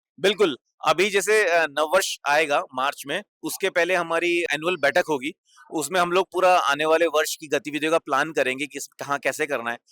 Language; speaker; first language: Hindi; native; Hindi